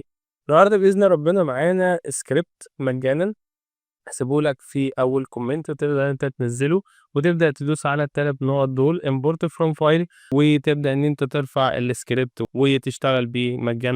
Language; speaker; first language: Arabic; native; Arabic